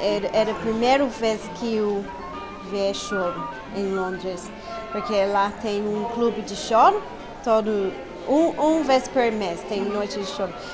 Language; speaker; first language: Portuguese; non-native, learner; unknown